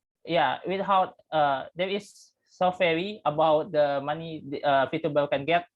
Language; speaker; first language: English; non-native, learner; Indonesian